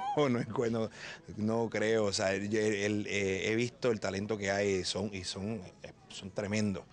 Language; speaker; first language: Spanish; native; Spanish